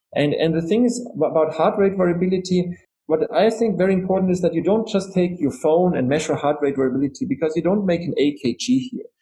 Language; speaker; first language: English; non-native, fluent; German